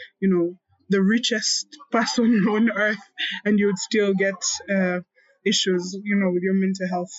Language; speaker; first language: English; non-native, local second language; Kinyarwanda